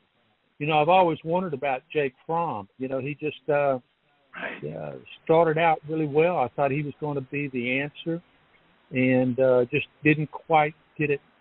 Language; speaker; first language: English; native; English